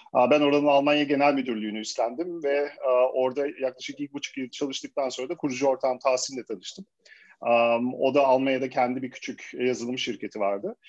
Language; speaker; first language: Turkish; early bilingual, heritage; Turkish